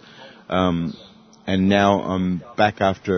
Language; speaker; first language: English; native; English